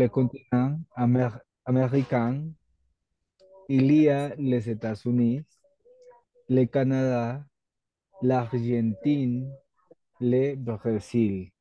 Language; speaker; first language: French; non-native, learner; Spanish